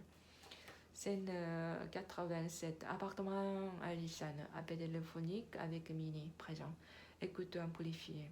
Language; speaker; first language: French; non-native, learner; Korean